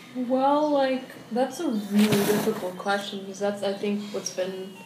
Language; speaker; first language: English; early bilingual, other home language; German